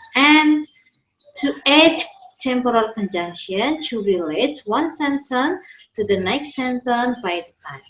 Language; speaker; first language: English; non-native, fluent; Indonesian